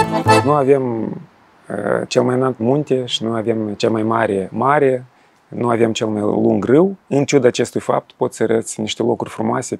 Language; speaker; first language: Romanian; native; Romanian